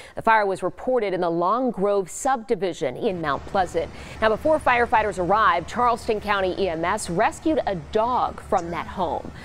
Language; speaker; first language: English; native; English